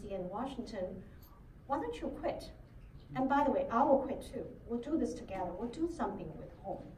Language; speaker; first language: English; non-native, fluent; Chinese